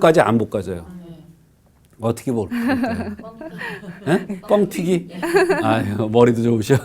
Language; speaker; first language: Korean; native; Korean